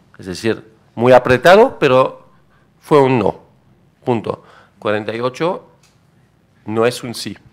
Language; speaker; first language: Spanish; non-native, fluent; French